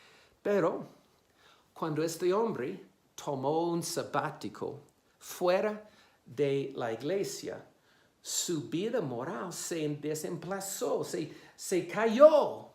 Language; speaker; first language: Spanish; non-native, fluent; English